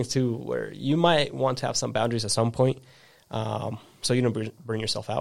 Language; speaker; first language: English; early bilingual, other home language; Spanish